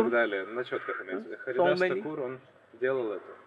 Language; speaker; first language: Russian; native; Russian